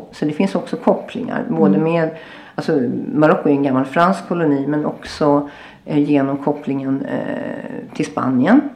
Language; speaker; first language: Swedish; native; Swedish